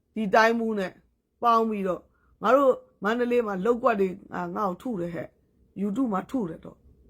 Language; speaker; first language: Burmese; native; Burmese